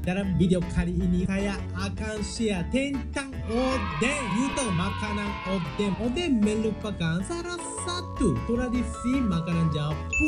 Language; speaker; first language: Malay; non-native, learner; Japanese